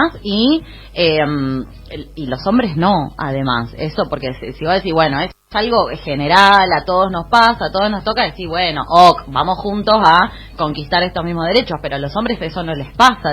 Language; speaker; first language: Spanish; native; Spanish